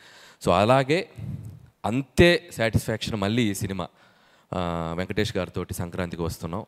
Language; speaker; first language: Telugu; native; Telugu